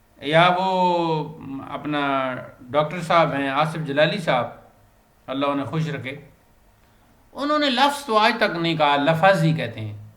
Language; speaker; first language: Urdu; non-native, local second language; Punjabi